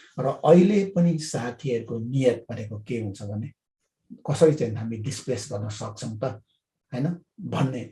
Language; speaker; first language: Nepali; non-native, local second language; Limbu